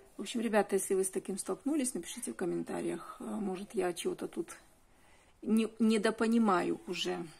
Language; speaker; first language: Russian; native; Russian